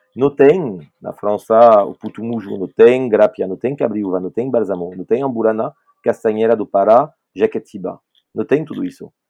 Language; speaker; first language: Portuguese; non-native, fluent; French